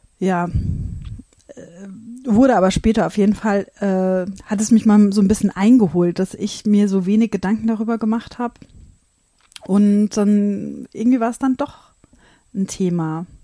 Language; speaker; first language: German; native; German